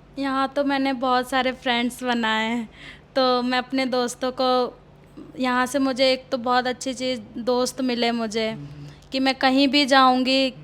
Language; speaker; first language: Hindi; early bilingual, other home language; Odia